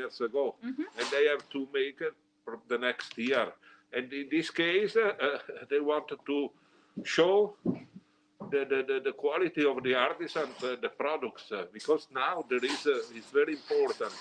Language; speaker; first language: English; non-native, learner; Italian